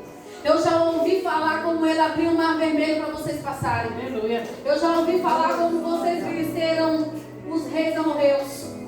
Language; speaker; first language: Portuguese; native; Portuguese